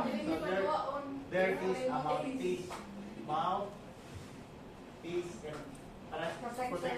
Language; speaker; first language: English; non-native, local second language; Cebuano